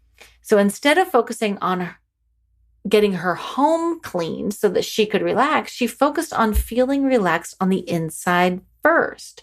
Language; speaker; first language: English; native; English